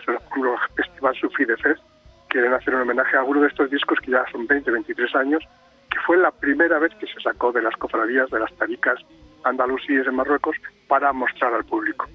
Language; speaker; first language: Spanish; native; Spanish